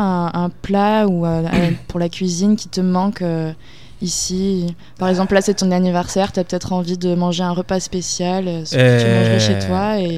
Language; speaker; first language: French; native; French